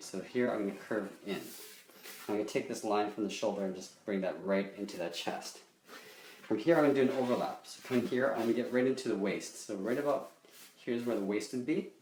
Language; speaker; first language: English; native; English